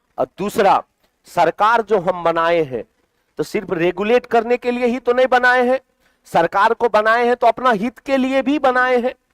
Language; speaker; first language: Hindi; native; Hindi